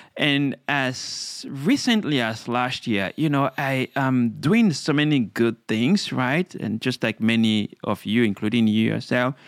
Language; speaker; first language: English; non-native, local second language; Krio